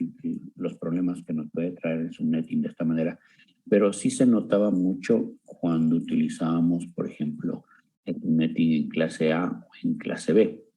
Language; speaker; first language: Spanish; native; Spanish